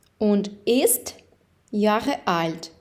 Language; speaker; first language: German; non-native, fluent; Ukrainian